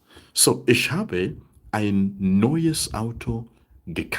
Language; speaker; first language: German; non-native, fluent; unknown